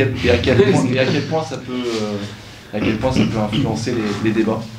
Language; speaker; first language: French; native; French